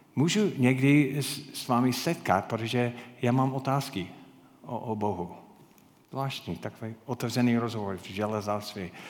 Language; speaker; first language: Czech; non-native, fluent; English